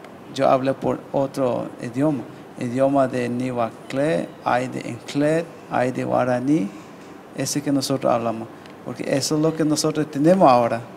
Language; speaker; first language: Spanish; non-native, learner; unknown